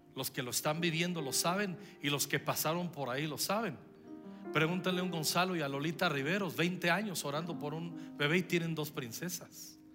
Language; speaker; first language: Spanish; native; Spanish